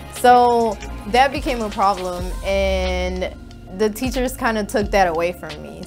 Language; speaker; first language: English; native; English